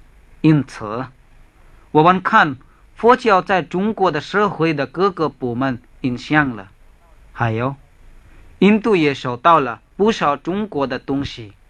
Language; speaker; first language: Chinese; non-native, fluent; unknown